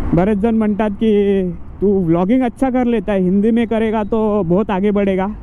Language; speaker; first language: Hindi; non-native, local second language; Marathi